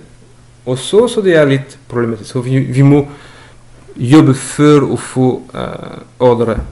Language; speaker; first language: Norwegian; non-native, learner; French